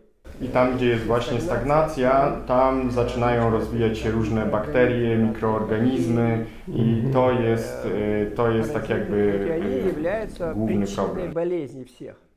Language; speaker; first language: Polish; non-native, fluent; Russian